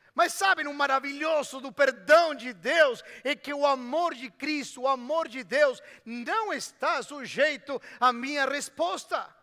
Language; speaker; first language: Portuguese; non-native, fluent; Spanish